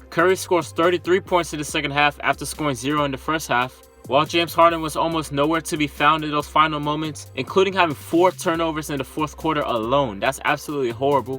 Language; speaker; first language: English; native; English